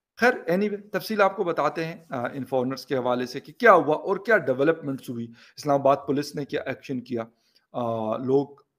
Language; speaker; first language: Hindi; native; Hindi